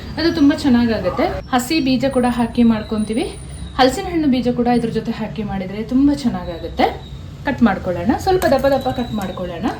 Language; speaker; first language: Kannada; non-native, local second language; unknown